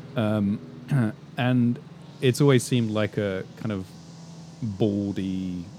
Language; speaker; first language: English; native; English